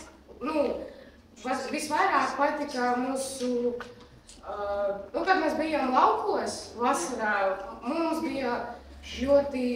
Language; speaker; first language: Latvian; non-native, local second language; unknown